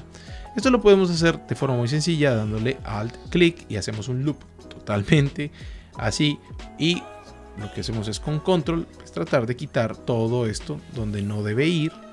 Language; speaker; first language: Spanish; native; Spanish